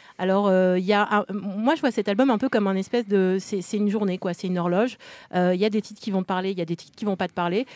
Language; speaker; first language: French; native; French